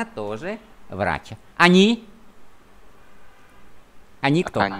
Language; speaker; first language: Russian; non-native, fluent; Vietnamese